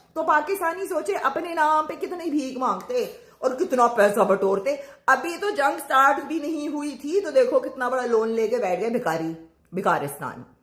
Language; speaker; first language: Urdu; native; Urdu